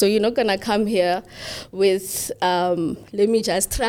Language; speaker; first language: English; non-native, local second language; Southern Sotho